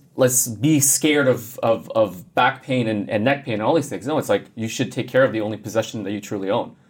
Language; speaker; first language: English; native; English